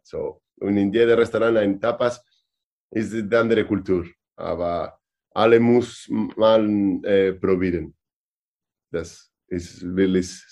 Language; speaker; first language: German; non-native, learner; Spanish